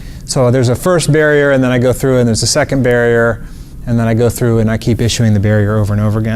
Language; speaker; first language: English; native; English